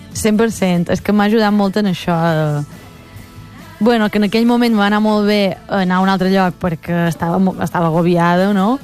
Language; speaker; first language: Catalan; native; Catalan